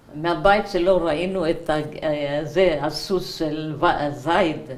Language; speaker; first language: Hebrew; early bilingual, other home language; Arabic